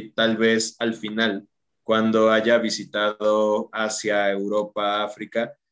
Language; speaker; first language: Spanish; native; Spanish